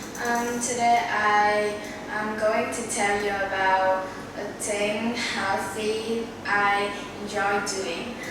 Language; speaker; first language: English; non-native, learner; Vietnamese